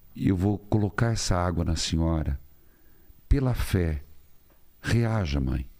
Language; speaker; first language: Portuguese; native; Portuguese